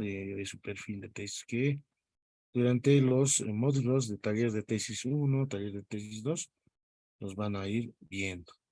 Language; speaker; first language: Spanish; native; Spanish